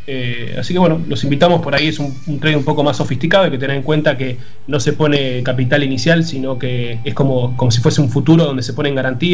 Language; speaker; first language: Spanish; native; Spanish